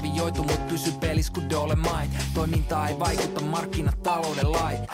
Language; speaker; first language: Finnish; native; Finnish